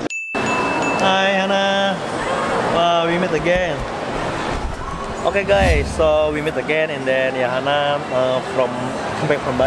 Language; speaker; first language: English; non-native, learner; Indonesian